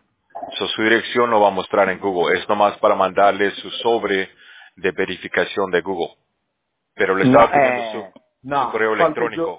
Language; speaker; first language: Spanish; native; Spanish